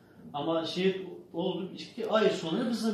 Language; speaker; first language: Turkish; non-native, learner; Uyghur